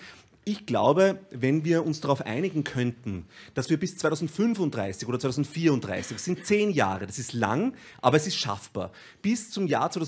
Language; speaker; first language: German; native; German